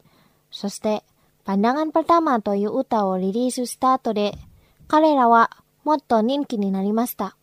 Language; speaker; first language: Japanese; non-native, fluent; Indonesian